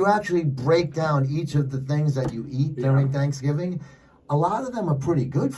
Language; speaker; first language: English; native; English